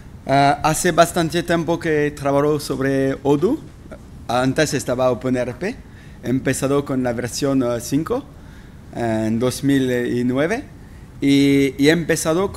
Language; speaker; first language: Spanish; non-native, fluent; French